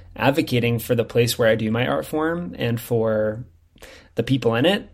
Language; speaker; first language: English; native; English